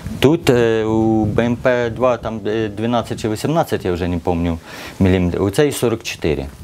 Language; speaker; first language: Ukrainian; early bilingual, other home language; Russian